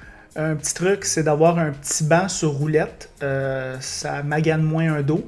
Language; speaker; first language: French; native; French